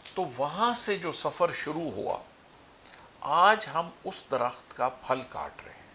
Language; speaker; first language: Urdu; non-native, local second language; Pashto